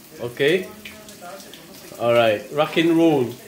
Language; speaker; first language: English; non-native, learner; Filipino